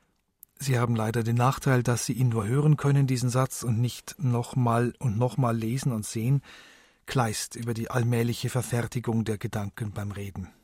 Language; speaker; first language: German; native; German